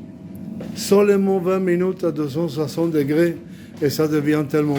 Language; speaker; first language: French; non-native, fluent; Spanish